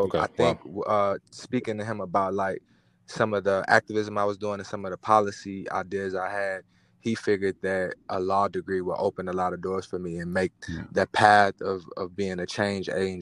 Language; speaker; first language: English; native; English